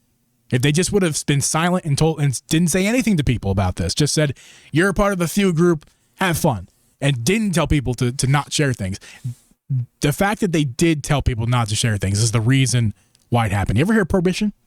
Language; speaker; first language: English; native; English